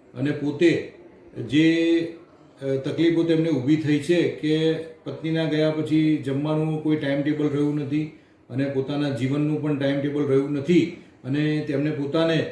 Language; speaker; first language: Gujarati; native; Gujarati